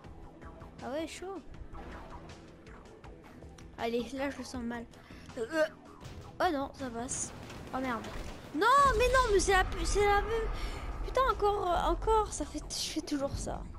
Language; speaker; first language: French; native; French